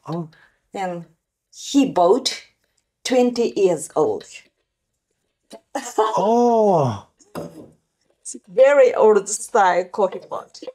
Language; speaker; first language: English; non-native, learner; Japanese